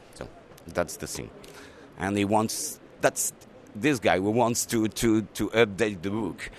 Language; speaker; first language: English; non-native, learner; French